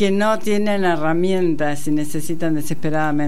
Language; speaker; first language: Spanish; native; Spanish